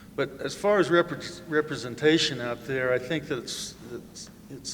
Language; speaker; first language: English; native; English